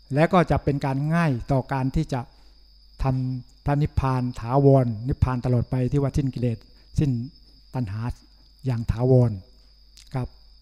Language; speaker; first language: Thai; native; Thai